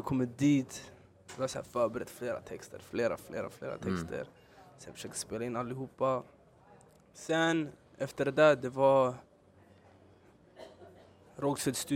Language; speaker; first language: Swedish; early bilingual, other home language; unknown